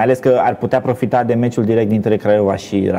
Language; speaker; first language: Romanian; native; Romanian